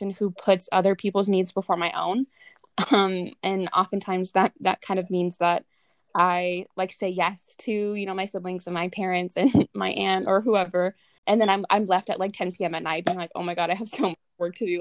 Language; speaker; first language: English; native; English